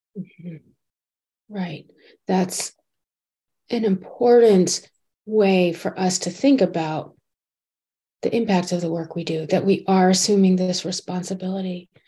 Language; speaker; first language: English; native; English